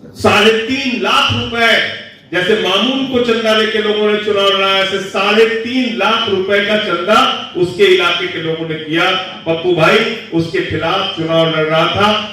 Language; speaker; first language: Hindi; native; Hindi